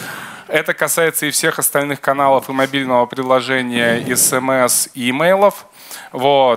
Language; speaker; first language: Russian; native; Russian